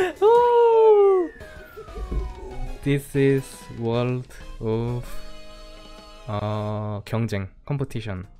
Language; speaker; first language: English; non-native, learner; Korean